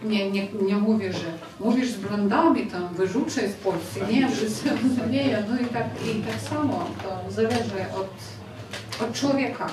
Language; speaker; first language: Polish; non-native, fluent; Ukrainian